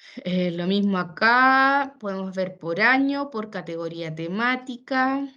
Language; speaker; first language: Spanish; native; Spanish